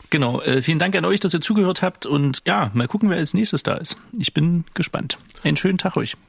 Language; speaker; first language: German; native; German